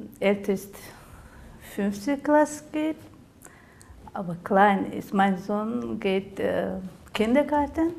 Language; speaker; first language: German; non-native, learner; Azerbaijani